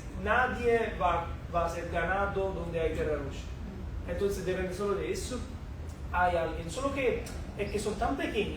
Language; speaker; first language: Spanish; non-native, fluent; Portuguese